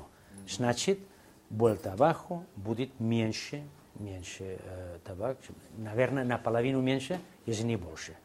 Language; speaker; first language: Russian; non-native, fluent; Spanish